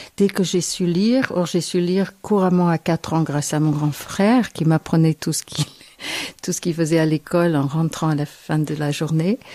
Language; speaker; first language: French; non-native, fluent; English